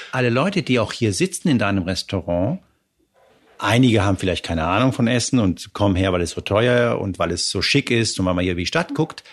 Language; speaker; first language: German; early bilingual, other home language; Spanish